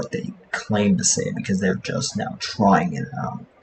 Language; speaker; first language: English; native; English